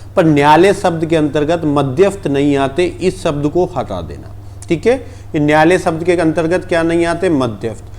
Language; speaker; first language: Hindi; native; Hindi